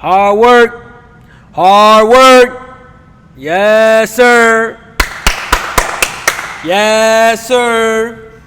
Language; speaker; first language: English; native; English